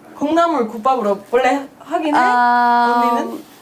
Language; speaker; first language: Korean; non-native, fluent; Finnish